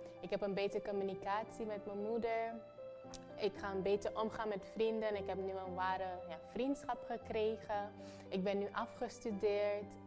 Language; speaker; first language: Dutch; non-native, local second language; Papiamento